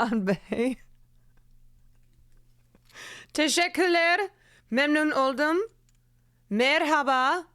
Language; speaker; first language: Turkish; non-native, learner; English